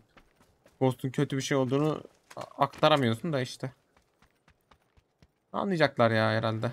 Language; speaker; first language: Turkish; native; Turkish